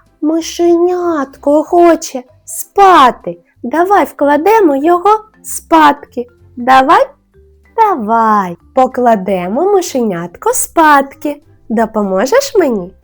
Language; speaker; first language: Ukrainian; native; Ukrainian